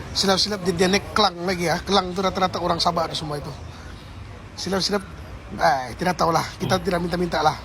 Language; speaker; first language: Malay; native; Malay